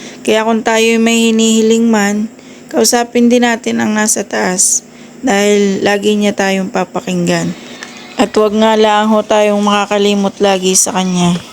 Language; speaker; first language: Filipino; native; Filipino